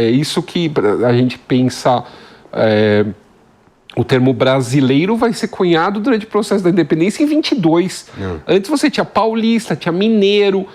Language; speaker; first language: Portuguese; native; Portuguese